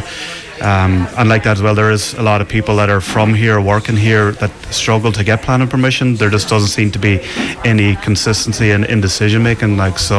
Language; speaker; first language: English; native; English